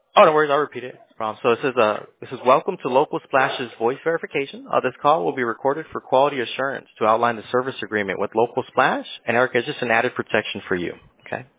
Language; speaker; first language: English; early bilingual, other home language; Spanish